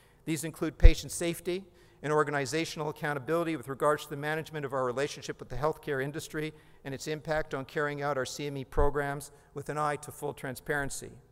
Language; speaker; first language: English; native; English